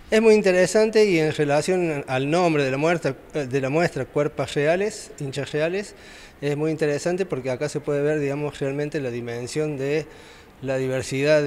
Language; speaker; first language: Spanish; native; Spanish